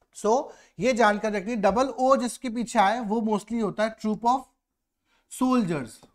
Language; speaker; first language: Hindi; native; Hindi